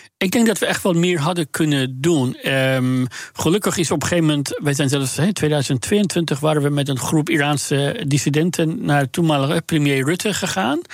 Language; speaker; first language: Dutch; non-native, fluent; Persian